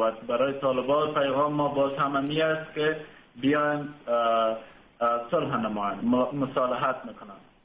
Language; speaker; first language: Persian; native; Persian